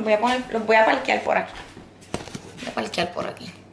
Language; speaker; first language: Spanish; early bilingual, heritage; Spanish